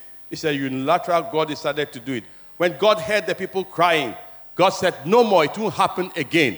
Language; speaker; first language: English; non-native, local second language; Ewe